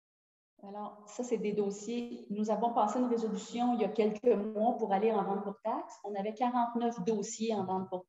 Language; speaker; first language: French; native; French